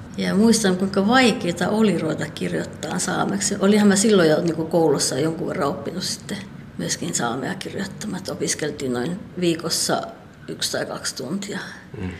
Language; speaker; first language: Finnish; non-native, local second language; Northern Sami